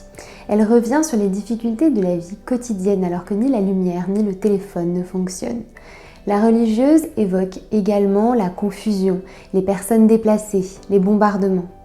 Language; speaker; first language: French; native; French